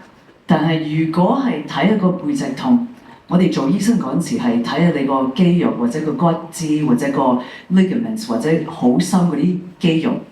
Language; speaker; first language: Cantonese; early bilingual, heritage; English